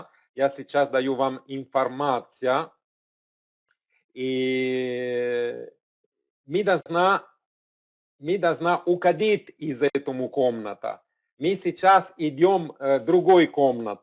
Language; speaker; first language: Russian; non-native, learner; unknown